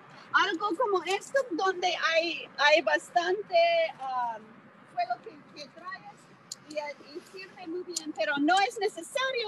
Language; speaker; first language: Spanish; non-native, fluent; English